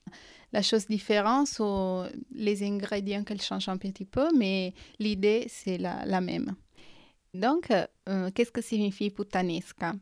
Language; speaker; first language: French; non-native, fluent; Italian